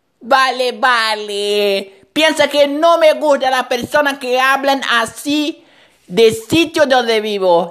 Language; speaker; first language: Spanish; non-native, learner; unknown